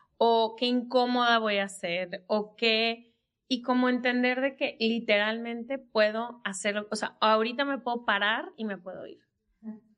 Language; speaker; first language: Spanish; native; Spanish